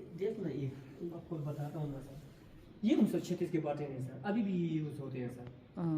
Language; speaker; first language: Urdu; non-native, local second language; Khowar